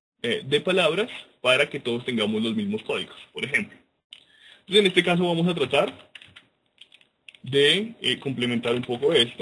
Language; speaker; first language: Spanish; native; Spanish